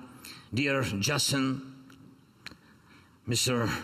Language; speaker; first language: English; non-native, fluent; Ukrainian